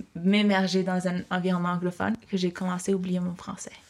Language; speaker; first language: French; early bilingual, heritage; French